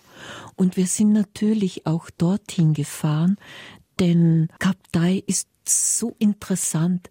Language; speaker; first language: German; native; German